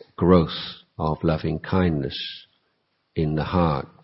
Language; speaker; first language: English; native; English